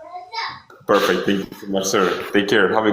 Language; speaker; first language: English; non-native, fluent; French